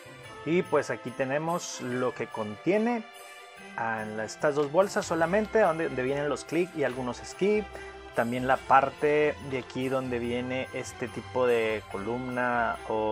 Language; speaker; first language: Spanish; native; Spanish